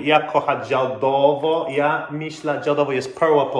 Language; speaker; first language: Polish; non-native, learner; English